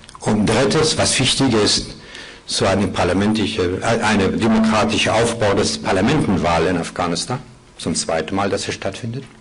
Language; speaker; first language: German; non-native, fluent; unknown